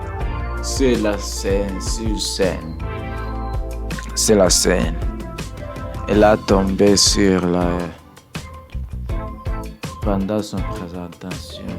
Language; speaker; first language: French; non-native, learner; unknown